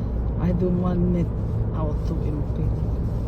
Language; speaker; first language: English; non-native, local second language; Waray